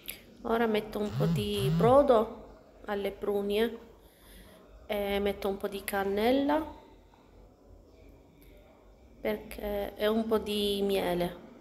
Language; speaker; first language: Italian; non-native, learner; Arabic